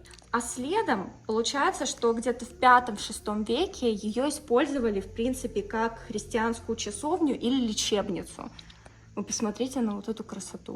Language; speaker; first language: Russian; native; Russian